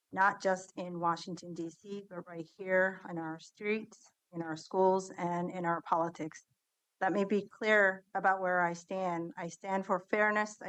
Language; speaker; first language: English; early bilingual, other home language; Somali